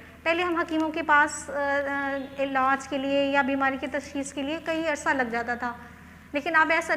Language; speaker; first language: Hindi; non-native, local second language; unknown